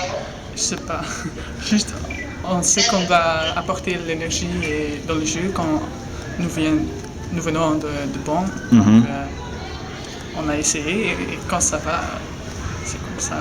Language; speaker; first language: French; non-native, local second language; Dutch